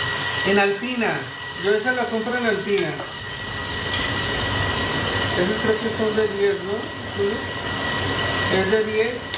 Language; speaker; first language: Spanish; native; Spanish